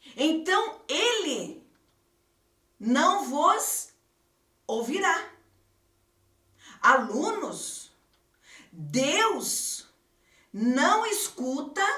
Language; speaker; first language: Portuguese; native; Portuguese